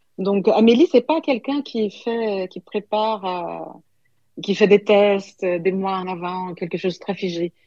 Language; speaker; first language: French; non-native, fluent; Portuguese